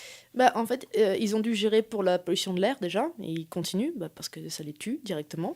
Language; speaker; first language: French; native; French